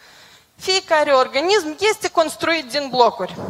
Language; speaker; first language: Romanian; non-native, local second language; Russian